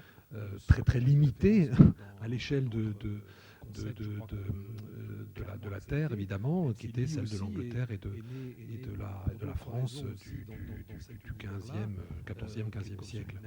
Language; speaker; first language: French; native; French